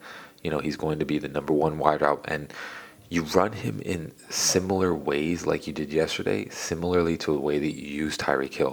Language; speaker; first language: English; native; English